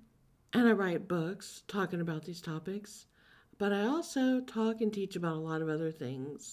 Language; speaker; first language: English; native; English